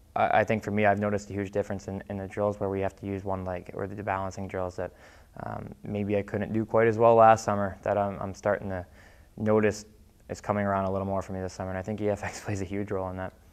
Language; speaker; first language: English; native; English